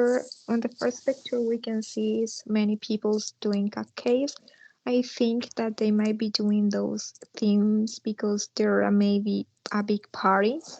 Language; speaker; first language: English; non-native, learner; Spanish